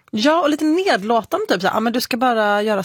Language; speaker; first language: Swedish; native; Swedish